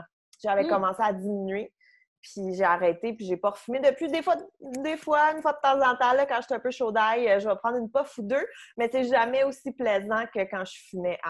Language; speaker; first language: French; native; French